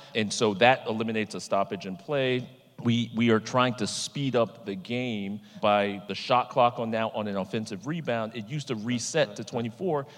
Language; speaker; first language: English; native; English